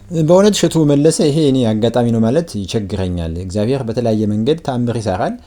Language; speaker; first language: Amharic; native; Amharic